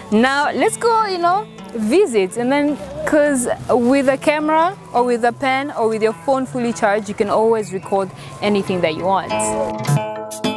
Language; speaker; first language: English; non-native, local second language; Kinyarwanda